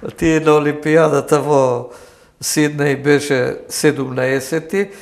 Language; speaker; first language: Macedonian; native; Macedonian